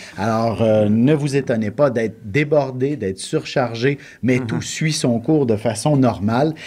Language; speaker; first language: French; native; French